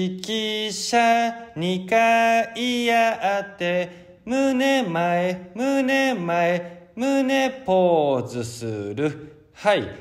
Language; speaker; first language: Japanese; native; Japanese